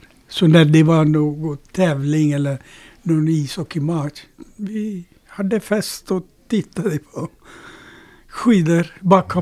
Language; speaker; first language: Swedish; non-native, fluent; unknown